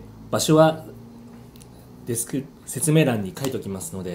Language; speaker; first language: Japanese; native; Japanese